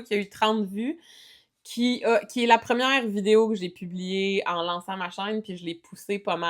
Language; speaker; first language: French; native; French